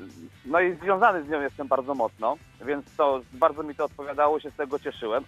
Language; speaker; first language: Polish; native; Polish